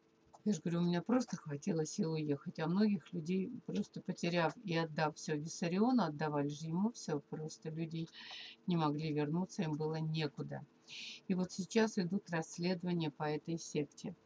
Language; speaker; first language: Russian; native; Russian